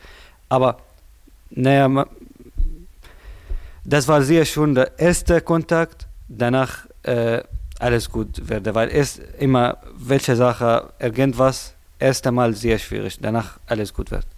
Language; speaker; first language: German; non-native, learner; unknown